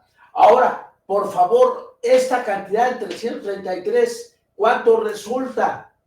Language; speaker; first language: Spanish; native; Spanish